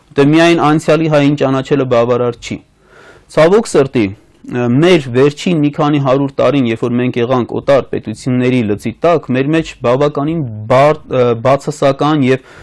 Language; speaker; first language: Armenian; native; Armenian